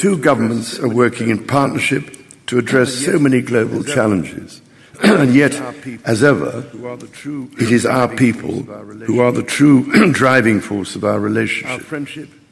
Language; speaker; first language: English; native; English